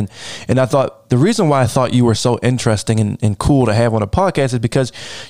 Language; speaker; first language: English; native; English